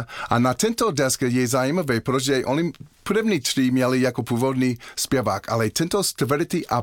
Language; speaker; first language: Czech; non-native, learner; English